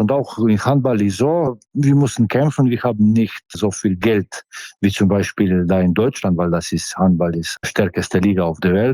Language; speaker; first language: German; non-native, fluent; Slovenian